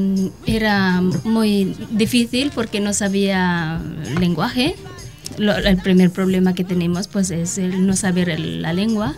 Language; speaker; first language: Spanish; non-native, fluent; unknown